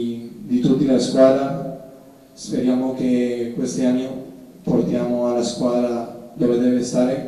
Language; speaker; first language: Italian; non-native, learner; Spanish